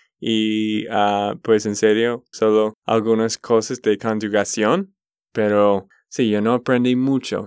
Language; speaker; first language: Spanish; non-native, learner; English